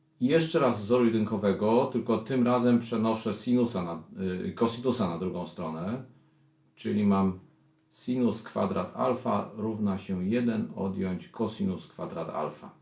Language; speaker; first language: Polish; native; Polish